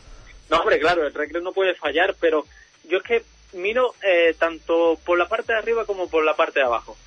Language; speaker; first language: Spanish; native; Spanish